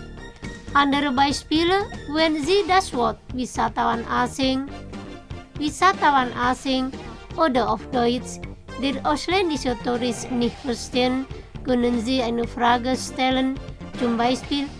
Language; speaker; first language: German; non-native, fluent; Indonesian